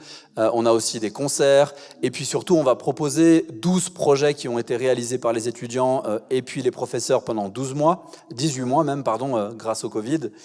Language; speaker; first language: French; native; French